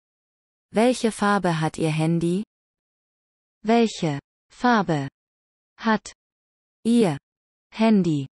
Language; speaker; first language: German; non-native, learner; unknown